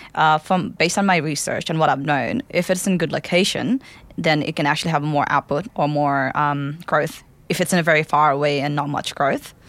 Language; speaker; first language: English; non-native, local second language; Nepali